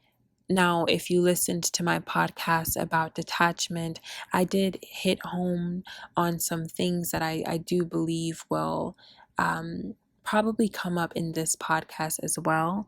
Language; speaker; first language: English; early bilingual, other home language; Spanish